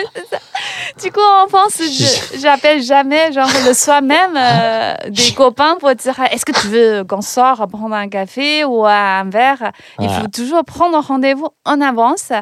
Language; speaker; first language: French; non-native, fluent; Chinese